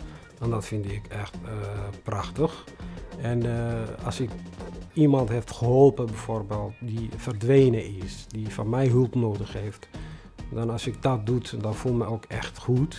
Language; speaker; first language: Dutch; non-native, fluent; Tigrinya